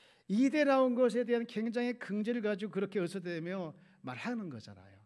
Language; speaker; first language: Korean; native; Korean